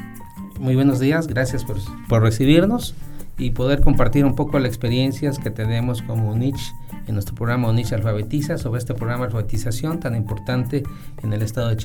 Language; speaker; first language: Spanish; native; Spanish